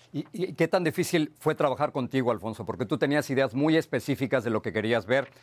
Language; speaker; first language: Spanish; native; Spanish